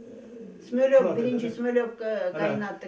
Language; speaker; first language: Kyrgyz; non-native, fluent; Russian